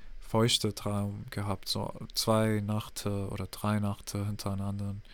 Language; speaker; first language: German; non-native, fluent; English